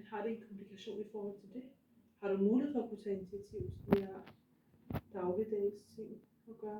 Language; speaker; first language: Danish; native; Danish